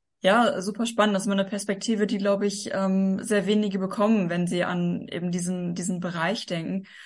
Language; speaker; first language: German; native; German